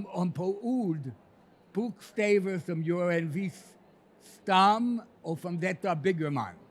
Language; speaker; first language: Swedish; non-native, fluent; English